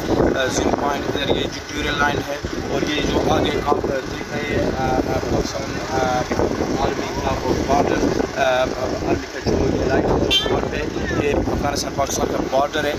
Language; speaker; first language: Hindi; non-native, fluent; Pashto